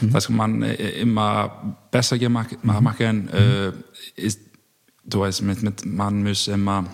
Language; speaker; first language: German; non-native, learner; Icelandic